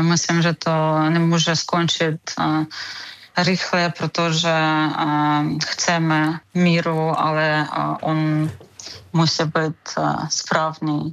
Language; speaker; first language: Czech; non-native, fluent; Ukrainian